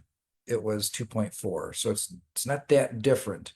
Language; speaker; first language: English; native; English